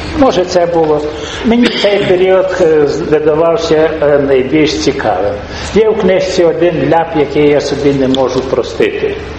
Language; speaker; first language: Ukrainian; native; Ukrainian